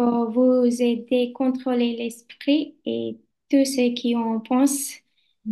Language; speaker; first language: French; non-native, learner; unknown